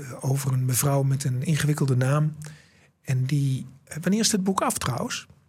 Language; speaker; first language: Dutch; native; Dutch